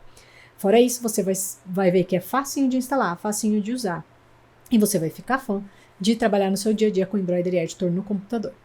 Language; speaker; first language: Portuguese; native; Portuguese